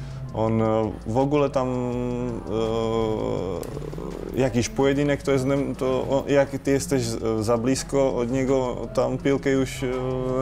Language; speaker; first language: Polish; non-native, learner; Czech